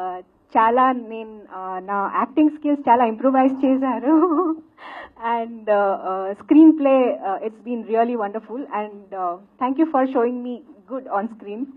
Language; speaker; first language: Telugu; non-native, learner; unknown